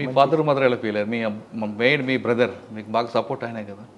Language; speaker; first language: Telugu; native; Telugu